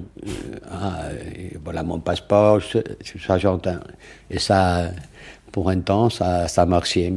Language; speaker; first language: French; non-native, fluent; Catalan